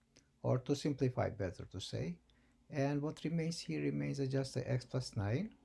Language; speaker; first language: English; non-native, fluent; Albanian